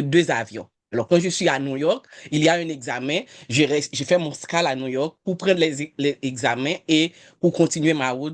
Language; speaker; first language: French; non-native, local second language; Haitian Creole